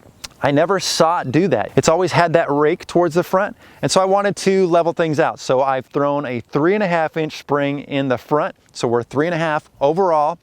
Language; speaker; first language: English; native; English